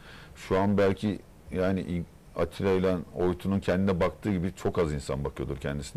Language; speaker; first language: Turkish; native; Turkish